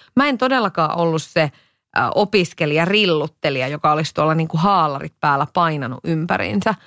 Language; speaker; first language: Finnish; native; Finnish